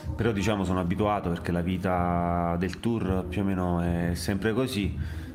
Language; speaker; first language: Italian; native; Italian